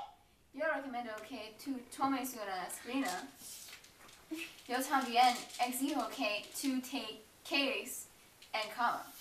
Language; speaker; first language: Spanish; non-native, learner; English